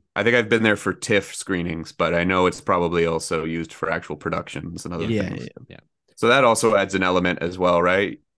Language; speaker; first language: English; native; English